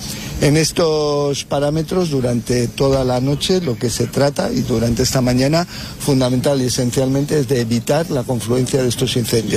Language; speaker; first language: Spanish; native; Spanish